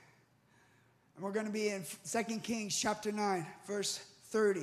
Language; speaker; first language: English; native; English